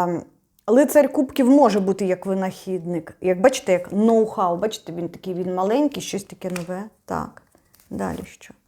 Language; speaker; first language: Ukrainian; non-native, local second language; Russian